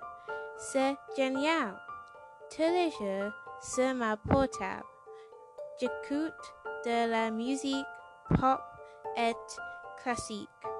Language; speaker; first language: French; non-native, learner; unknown